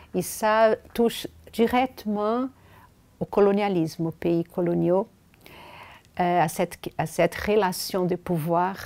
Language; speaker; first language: French; non-native, fluent; Portuguese